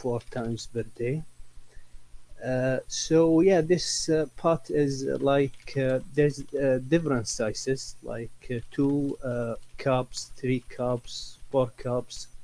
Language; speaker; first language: English; non-native, learner; Arabic